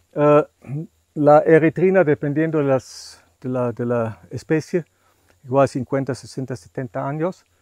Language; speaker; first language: Spanish; non-native, fluent; German